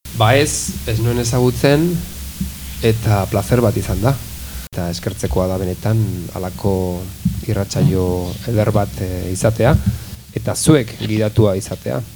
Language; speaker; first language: Basque; non-native, local second language; Spanish